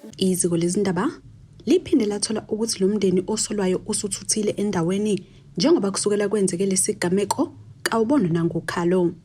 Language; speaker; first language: Zulu; native; Zulu